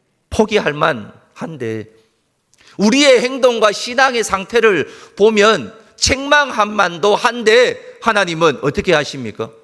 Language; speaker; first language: Korean; native; Korean